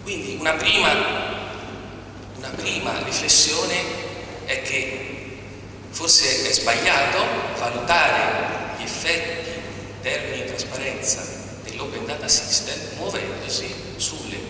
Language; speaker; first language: Italian; native; Italian